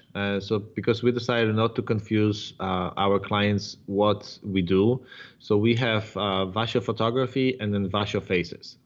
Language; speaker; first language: English; non-native, fluent; Polish